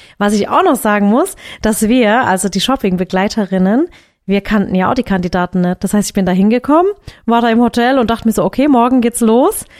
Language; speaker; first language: German; early bilingual, other home language; Turkish